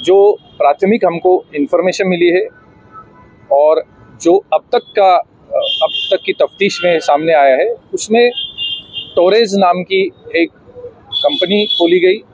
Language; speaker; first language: Hindi; non-native, local second language; Marathi